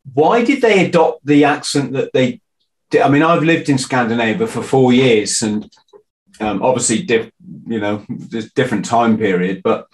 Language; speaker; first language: English; native; English